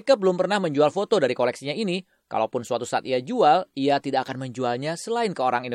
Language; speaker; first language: Indonesian; native; Indonesian